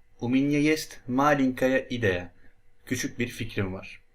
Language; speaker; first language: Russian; non-native, fluent; Turkish